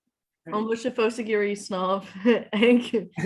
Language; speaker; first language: Irish; non-native, local second language; English